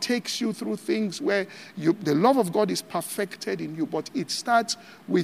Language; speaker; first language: English; non-native, local second language; Yoruba